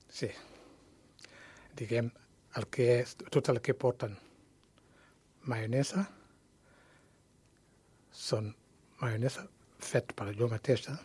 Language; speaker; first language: Catalan; non-native, learner; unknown